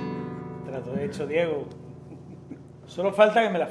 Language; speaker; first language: Spanish; native; Spanish